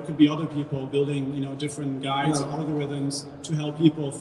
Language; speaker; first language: English; non-native, fluent; German